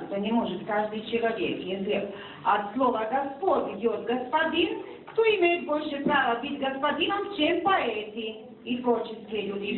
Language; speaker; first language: Russian; non-native, fluent; Serbian